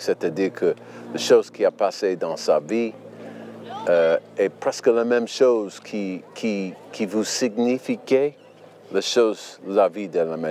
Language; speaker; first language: French; non-native, learner; English